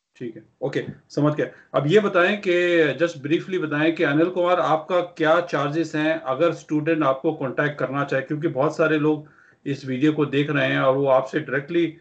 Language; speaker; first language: Hindi; non-native, local second language; Punjabi